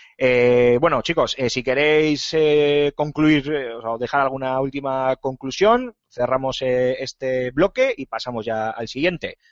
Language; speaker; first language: Spanish; native; Spanish